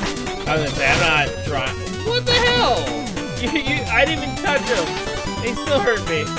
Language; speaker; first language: English; native; English